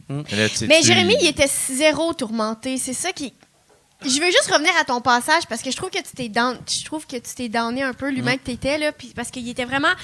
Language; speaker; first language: French; native; French